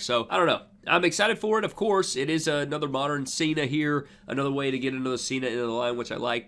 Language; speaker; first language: English; native; English